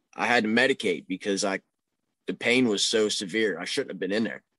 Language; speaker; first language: English; native; English